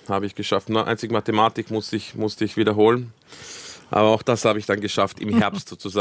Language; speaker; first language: German; early bilingual, other home language; Croatian